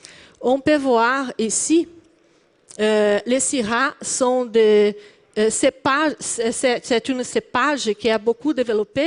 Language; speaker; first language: French; non-native, learner; Portuguese